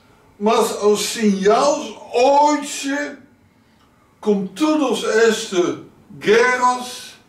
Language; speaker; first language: Portuguese; non-native, learner; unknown